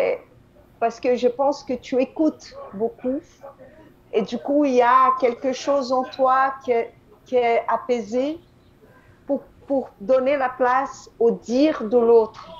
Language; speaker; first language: French; non-native, fluent; Portuguese